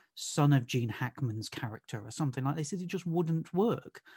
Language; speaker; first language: English; native; English